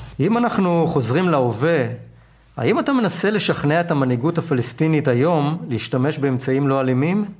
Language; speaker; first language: Hebrew; native; Hebrew